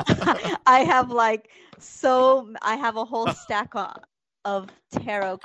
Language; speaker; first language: English; native; English